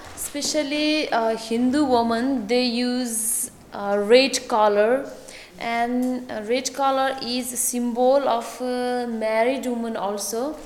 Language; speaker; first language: English; non-native, fluent; Nepali